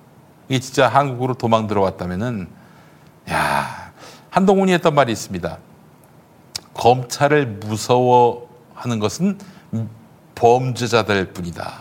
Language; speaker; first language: Korean; native; Korean